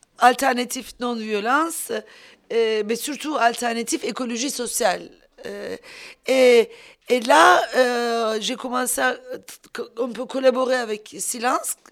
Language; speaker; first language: French; non-native, fluent; Turkish